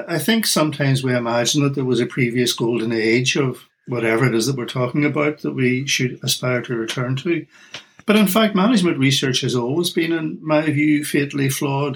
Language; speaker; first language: English; native; English